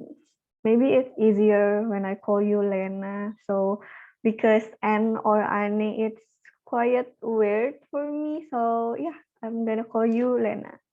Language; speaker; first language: English; non-native, learner; Indonesian